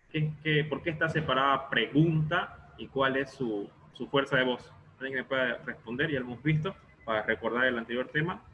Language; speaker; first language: Spanish; native; Spanish